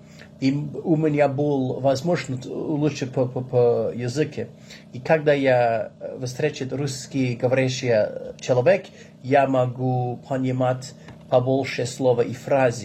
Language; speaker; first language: Russian; non-native, learner; English